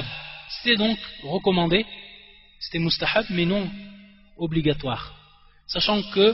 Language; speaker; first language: French; native; French